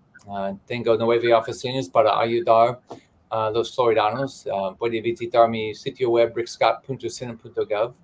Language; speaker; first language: Spanish; non-native, learner; English